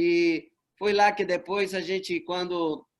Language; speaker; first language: Portuguese; non-native, fluent; Spanish